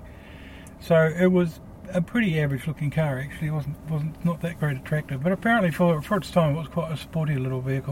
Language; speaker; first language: English; native; English